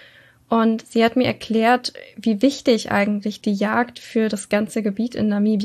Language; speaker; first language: German; native; German